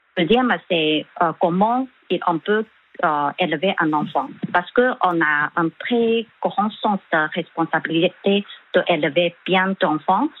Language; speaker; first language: French; non-native, fluent; Chinese